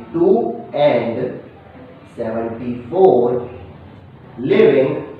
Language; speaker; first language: English; non-native, local second language; Hindi